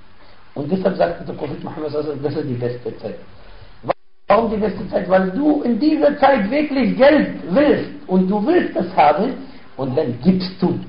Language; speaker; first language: German; non-native, fluent; Arabic